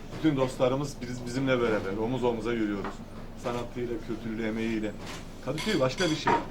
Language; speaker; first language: Turkish; native; Turkish